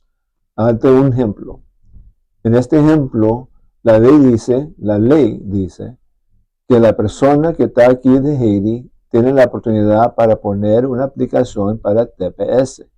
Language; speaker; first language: Spanish; early bilingual, heritage; Spanish